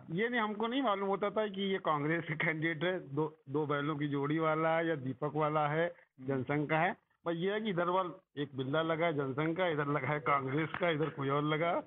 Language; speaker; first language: Hindi; native; Hindi